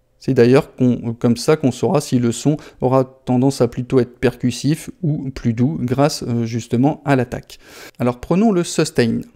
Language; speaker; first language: French; native; French